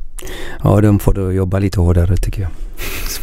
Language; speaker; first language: Swedish; non-native, learner; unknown